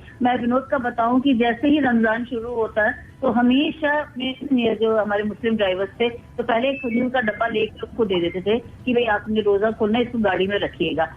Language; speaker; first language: Hindi; non-native, local second language; Tamil